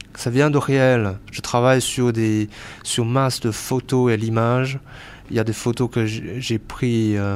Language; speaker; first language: French; non-native, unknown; Chinese